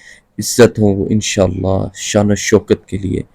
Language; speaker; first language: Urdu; non-native, local second language; Punjabi